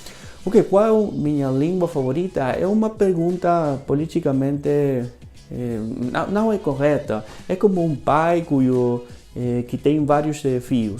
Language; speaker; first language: Portuguese; non-native, fluent; Spanish